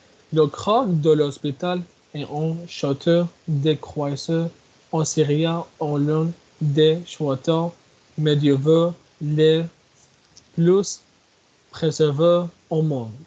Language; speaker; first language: French; non-native, learner; Arabic